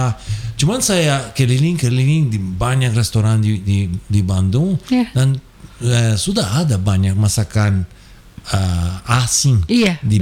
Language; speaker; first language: Indonesian; non-native, fluent; Portuguese